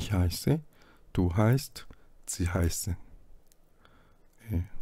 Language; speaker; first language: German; non-native, fluent; Korean